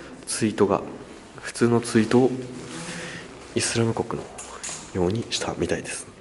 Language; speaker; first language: Japanese; native; Japanese